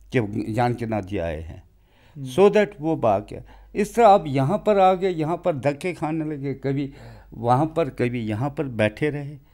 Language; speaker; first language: Hindi; non-native, local second language; Kashmiri